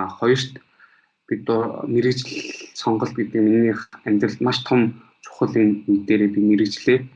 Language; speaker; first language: Mongolian; early bilingual, heritage; Mongolian